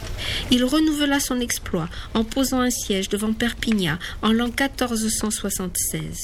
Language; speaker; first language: French; native; French